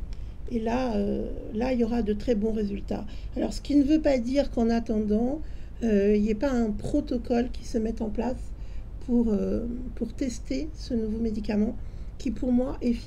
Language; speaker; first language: French; native; French